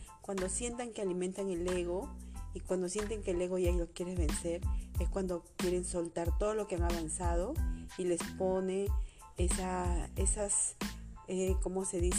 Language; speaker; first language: Spanish; native; Spanish